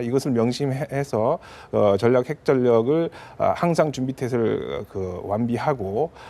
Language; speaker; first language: Korean; native; Korean